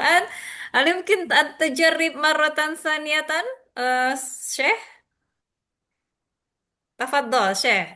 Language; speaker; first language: Arabic; non-native, learner; Indonesian